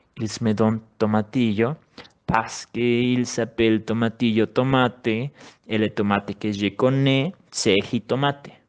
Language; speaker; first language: French; non-native, learner; Spanish